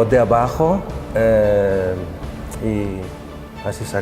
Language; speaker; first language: Spanish; non-native, fluent; Greek